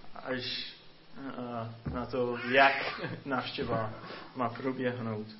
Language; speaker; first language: Czech; non-native, fluent; English